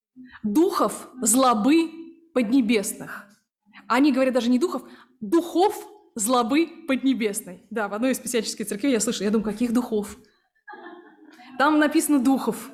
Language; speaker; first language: Russian; native; Russian